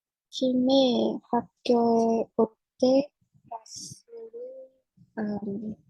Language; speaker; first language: Korean; non-native, learner; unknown